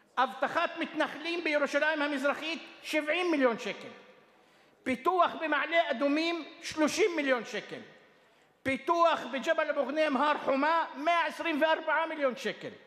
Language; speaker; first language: Hebrew; non-native, local second language; Arabic